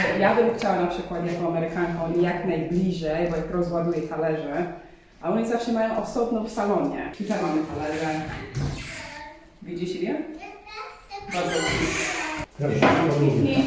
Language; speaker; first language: Polish; non-native, learner; English